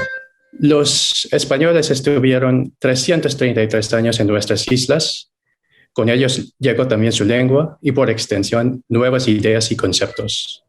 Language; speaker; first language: Spanish; non-native, fluent; Filipino